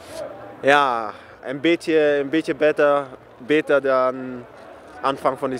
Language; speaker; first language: German; non-native, learner; Dutch